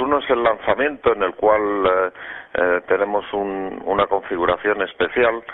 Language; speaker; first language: Spanish; native; Spanish